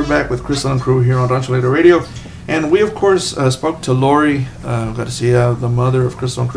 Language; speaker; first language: English; early bilingual, other home language; Spanish